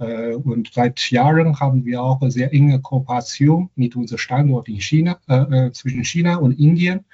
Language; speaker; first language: German; non-native, fluent; Chinese